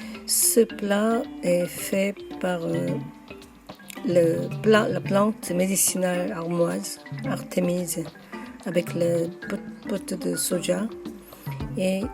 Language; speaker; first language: French; non-native, fluent; Korean